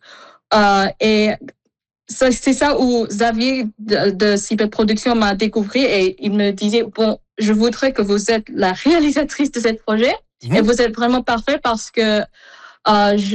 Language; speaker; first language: French; non-native, fluent; Filipino